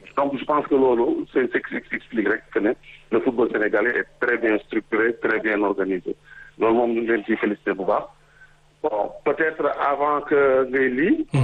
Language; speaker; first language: French; non-native, local second language; Wolof